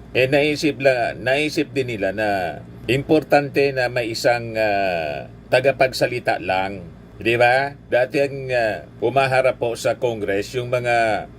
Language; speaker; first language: Filipino; non-native, local second language; Bikol